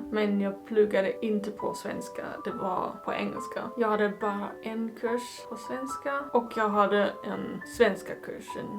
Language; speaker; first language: Swedish; non-native, learner; German